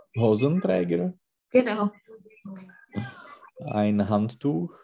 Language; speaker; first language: German; non-native, learner; Czech